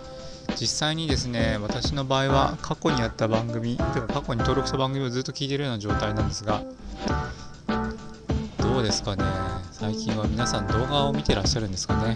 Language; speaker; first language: Japanese; native; Japanese